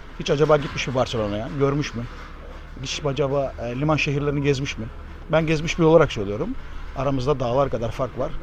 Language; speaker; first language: Turkish; native; Turkish